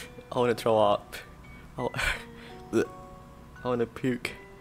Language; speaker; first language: English; non-native, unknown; Indonesian